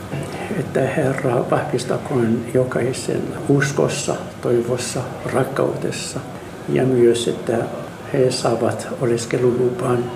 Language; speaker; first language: Finnish; non-native, fluent; Arabic